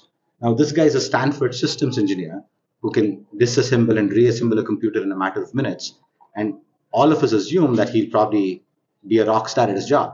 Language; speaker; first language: English; non-native, local second language; Kannada